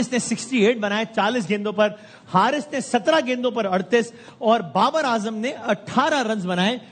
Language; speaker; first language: Urdu; native; Urdu